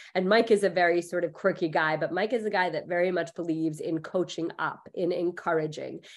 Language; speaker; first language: English; early bilingual, other home language; Hindi